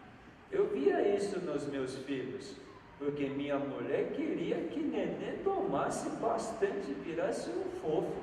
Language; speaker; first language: Portuguese; non-native, fluent; Korean